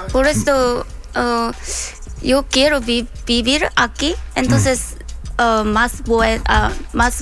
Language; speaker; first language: Spanish; non-native, learner; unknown